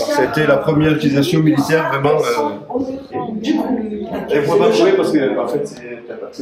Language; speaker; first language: French; native; French